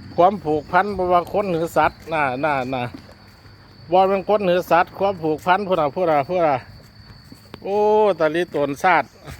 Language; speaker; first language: Thai; native; Thai